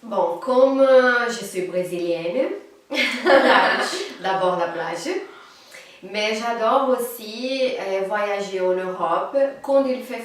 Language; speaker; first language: French; non-native, fluent; Portuguese